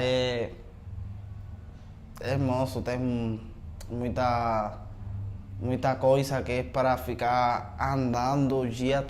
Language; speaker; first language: Portuguese; non-native, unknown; Spanish